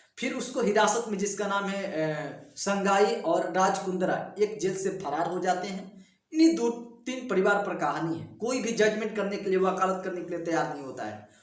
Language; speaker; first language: Hindi; native; Hindi